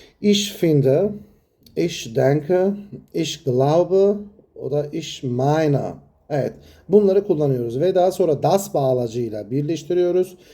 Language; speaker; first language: Turkish; native; Turkish